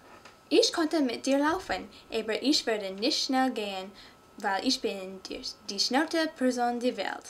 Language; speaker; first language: German; non-native, learner; English